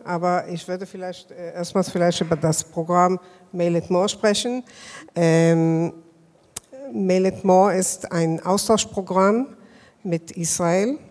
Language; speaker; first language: German; non-native, fluent; Hebrew